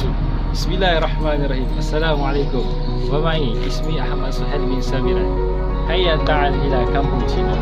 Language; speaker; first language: Arabic; non-native, learner; Malay